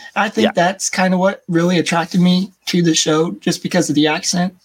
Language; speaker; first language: English; native; English